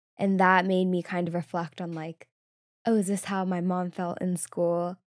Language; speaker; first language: English; native; English